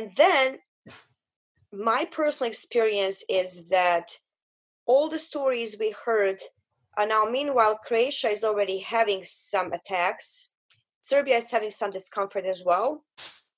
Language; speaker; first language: English; non-native, fluent; Bosnian